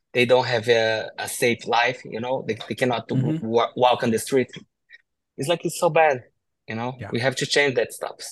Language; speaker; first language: English; non-native, learner; Portuguese